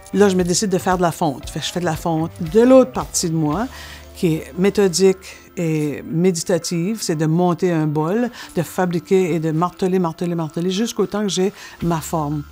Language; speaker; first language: French; native; French